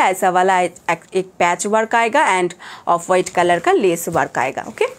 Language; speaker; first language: Hindi; non-native, local second language; Bangla